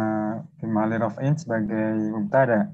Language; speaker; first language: Arabic; non-native, learner; Indonesian